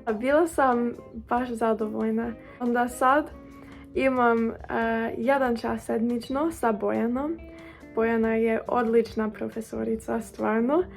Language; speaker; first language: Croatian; non-native, learner; English